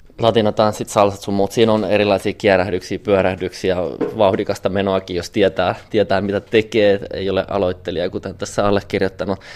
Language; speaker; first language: Finnish; native; Finnish